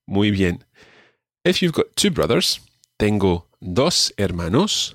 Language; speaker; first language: Spanish; non-native, fluent; English